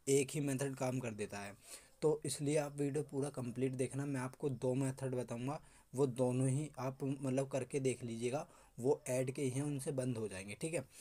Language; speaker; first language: Hindi; native; Hindi